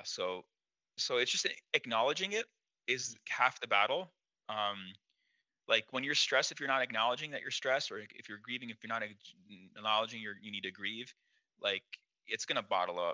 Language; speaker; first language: English; native; English